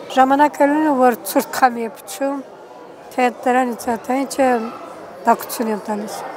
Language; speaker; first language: Armenian; native; Armenian